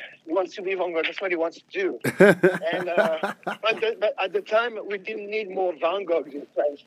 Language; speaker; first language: English; non-native, fluent; French